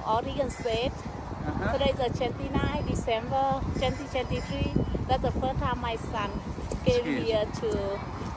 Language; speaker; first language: English; non-native, learner; Vietnamese